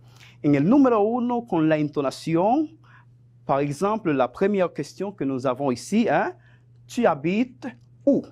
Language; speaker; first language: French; non-native, fluent; Spanish